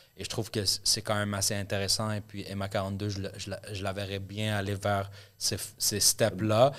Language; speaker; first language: French; early bilingual, other home language; Arabic